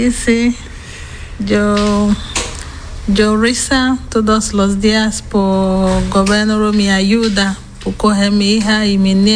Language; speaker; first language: Spanish; non-native, learner; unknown